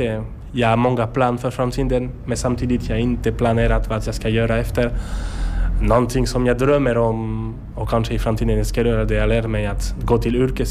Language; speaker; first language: Swedish; non-native, learner; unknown